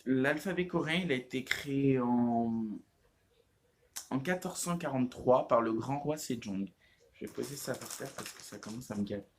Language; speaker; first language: French; native; French